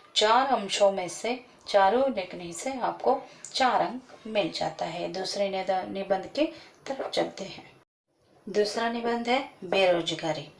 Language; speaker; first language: Hindi; non-native, local second language; Kannada